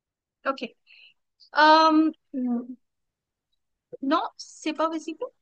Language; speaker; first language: French; non-native, learner; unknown